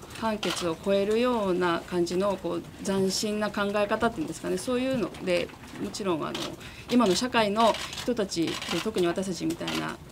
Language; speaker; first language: Japanese; native; Japanese